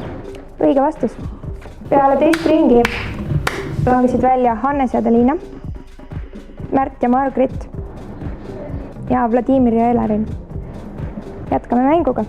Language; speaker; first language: Estonian; native; Estonian